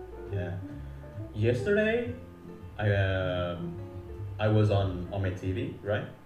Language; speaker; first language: English; non-native, fluent; Indonesian